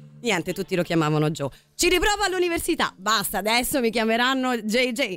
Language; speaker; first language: Italian; native; Italian